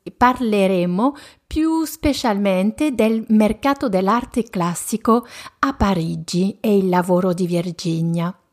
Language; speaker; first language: Italian; non-native, fluent; French